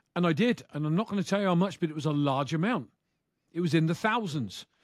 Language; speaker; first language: English; native; English